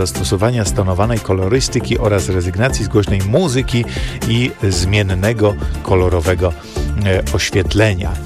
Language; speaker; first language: Polish; native; Polish